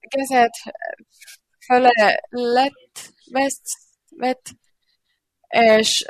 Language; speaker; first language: Hungarian; non-native, learner; Finnish